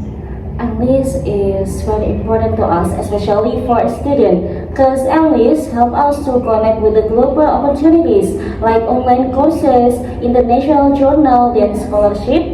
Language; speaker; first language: English; non-native, learner; Indonesian